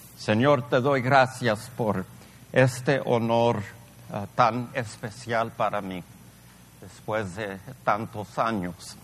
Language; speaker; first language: Spanish; early bilingual, heritage; Spanish